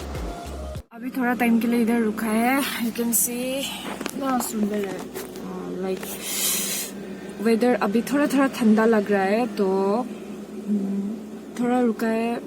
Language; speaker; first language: Hindi; non-native, local second language; Assamese